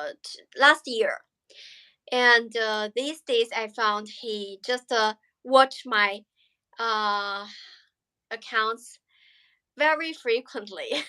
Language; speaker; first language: English; non-native, learner; Chinese